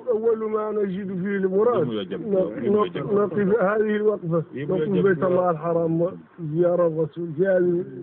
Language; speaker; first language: Arabic; non-native, fluent; Fula